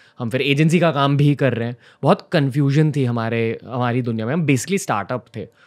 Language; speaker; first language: Hindi; native; Hindi